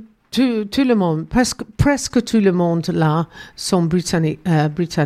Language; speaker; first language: French; non-native, learner; English